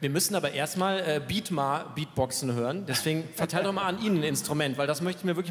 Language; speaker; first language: German; native; German